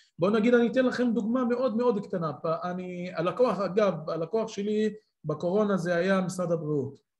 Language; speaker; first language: Hebrew; non-native, local second language; Arabic